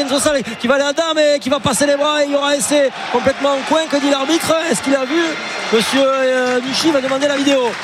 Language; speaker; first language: French; native; French